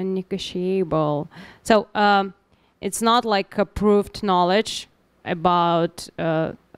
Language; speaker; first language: English; non-native, learner; Russian